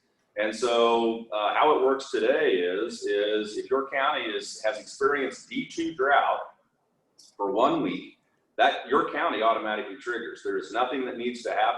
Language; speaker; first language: English; native; English